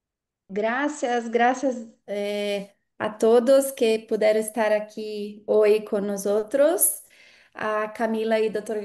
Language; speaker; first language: Portuguese; non-native, fluent; Spanish